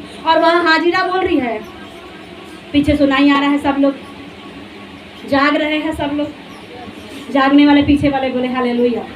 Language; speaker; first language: Hindi; native; Hindi